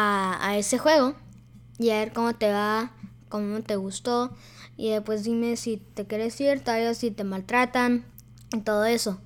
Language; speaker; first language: Spanish; early bilingual, heritage; Spanish